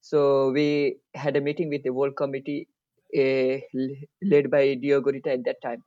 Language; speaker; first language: English; non-native, local second language; Nepali